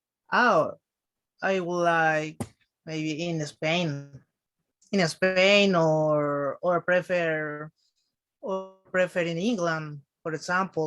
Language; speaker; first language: English; non-native, learner; Spanish